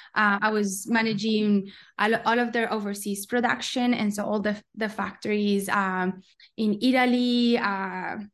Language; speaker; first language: English; non-native, fluent; Spanish